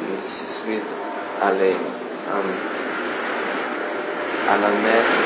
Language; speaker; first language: French; non-native, learner; English